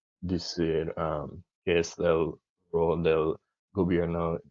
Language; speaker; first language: Spanish; non-native, learner; English